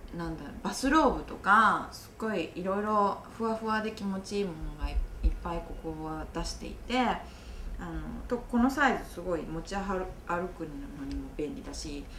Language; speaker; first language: Japanese; native; Japanese